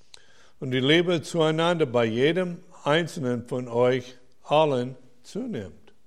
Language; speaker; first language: German; non-native, fluent; English